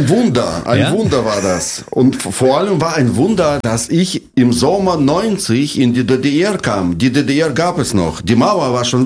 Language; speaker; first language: German; non-native, fluent; Russian